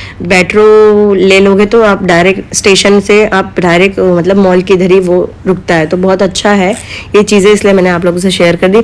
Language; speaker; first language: Hindi; native; Hindi